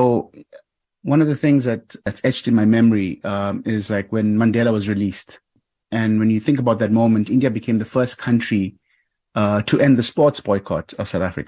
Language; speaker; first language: English; native; English